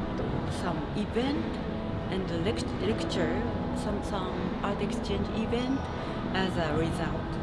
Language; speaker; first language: English; non-native, learner; Japanese